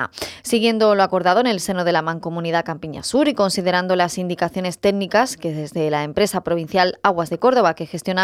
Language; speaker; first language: Spanish; native; Spanish